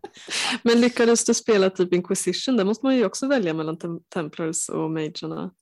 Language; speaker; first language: Swedish; native; Swedish